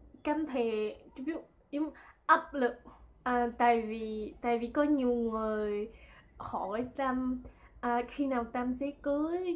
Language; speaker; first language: Vietnamese; non-native, learner; French